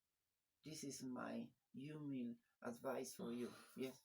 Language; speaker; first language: English; non-native, learner; Spanish